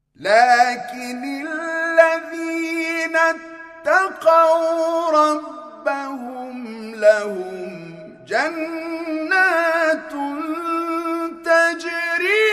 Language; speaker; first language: Arabic; native; Arabic